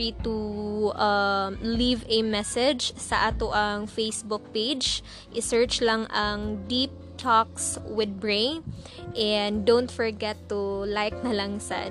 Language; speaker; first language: English; non-native, local second language; Cebuano